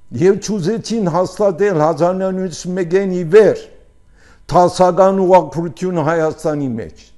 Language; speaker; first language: Armenian; early bilingual, heritage; Armenian